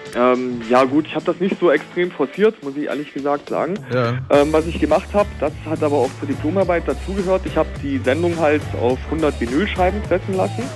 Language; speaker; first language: German; native; German